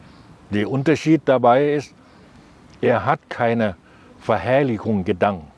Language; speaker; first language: German; non-native, learner; Thai